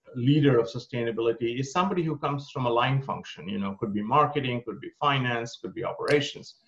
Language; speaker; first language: English; non-native, local second language; Bangla